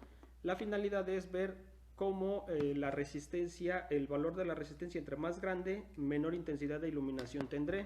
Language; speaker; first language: Spanish; native; Spanish